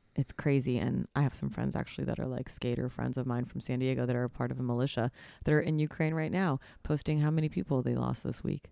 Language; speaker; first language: English; early bilingual, other home language; Polish